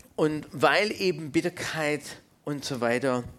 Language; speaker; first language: German; non-native, fluent; English